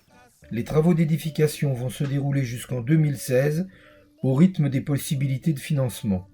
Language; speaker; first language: French; native; French